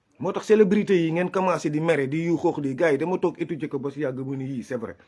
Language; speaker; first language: Wolof; non-native, local second language; Fula